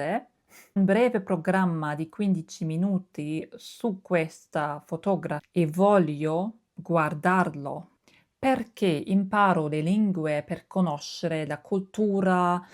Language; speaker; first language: Italian; non-native, fluent; German